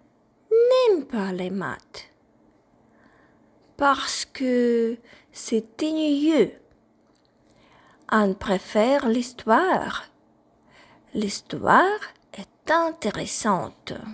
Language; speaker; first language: French; non-native, fluent; Ukrainian